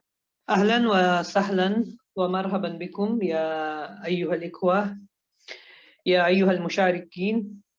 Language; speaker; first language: Arabic; non-native, fluent; Urdu